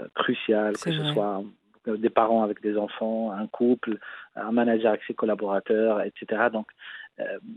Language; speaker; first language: French; non-native, local second language; Arabic